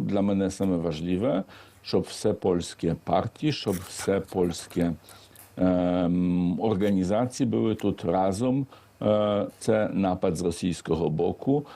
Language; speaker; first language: Ukrainian; non-native, fluent; Polish